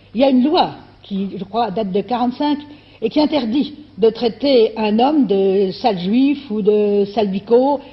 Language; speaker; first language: French; native; French